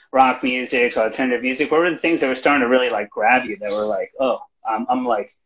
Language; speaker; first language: English; native; English